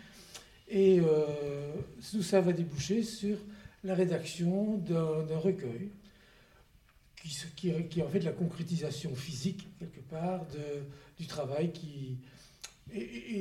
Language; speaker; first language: French; native; French